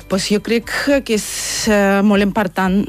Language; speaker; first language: Catalan; non-native, learner; Russian